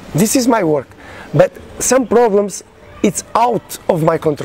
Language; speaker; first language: English; non-native, learner; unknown